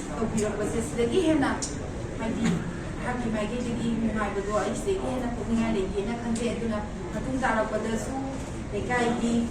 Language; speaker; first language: Manipuri; native; Manipuri